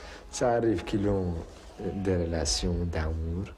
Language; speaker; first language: French; non-native, learner; Arabic